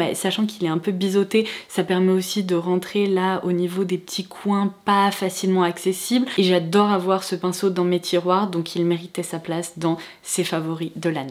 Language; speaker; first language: French; native; French